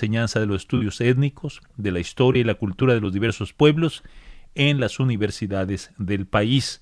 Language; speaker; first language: Spanish; native; Spanish